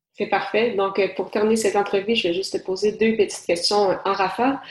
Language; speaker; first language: French; native; French